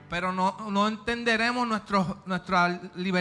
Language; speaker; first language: Spanish; early bilingual, heritage; Spanish